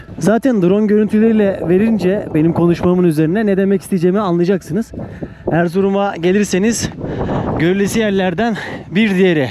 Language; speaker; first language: Turkish; native; Turkish